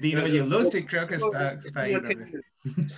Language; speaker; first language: Spanish; native; Spanish